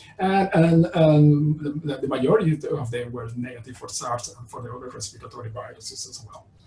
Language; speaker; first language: English; non-native, fluent; Spanish